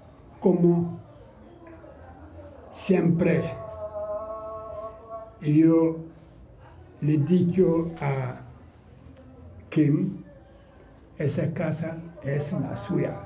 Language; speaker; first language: Spanish; non-native, learner; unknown